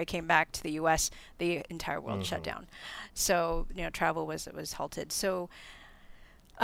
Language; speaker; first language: English; non-native, local second language; Filipino